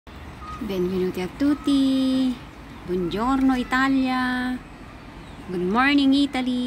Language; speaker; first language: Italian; non-native, learner; Filipino